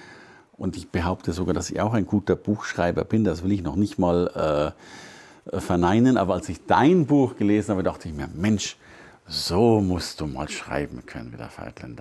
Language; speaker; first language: German; native; German